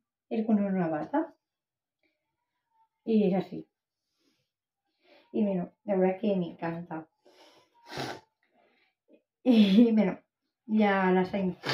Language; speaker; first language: Spanish; non-native, local second language; Catalan